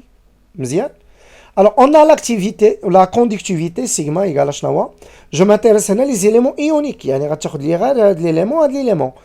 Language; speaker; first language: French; non-native, local second language; Arabic